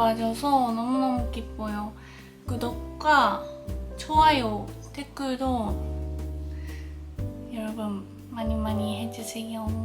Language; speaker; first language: Korean; non-native, learner; Japanese